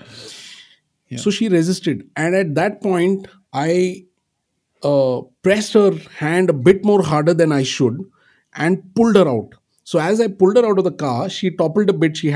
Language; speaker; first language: English; non-native, local second language; Marathi